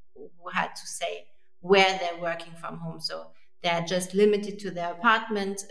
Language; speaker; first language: English; non-native, fluent; French